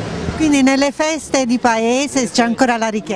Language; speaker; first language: Italian; native; Italian